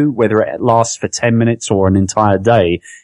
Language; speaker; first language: English; native; English